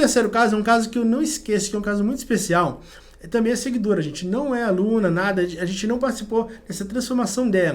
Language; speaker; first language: Portuguese; native; Portuguese